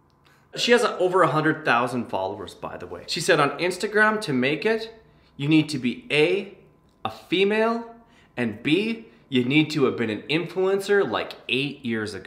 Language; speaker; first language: English; native; English